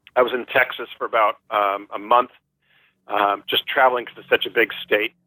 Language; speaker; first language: English; native; English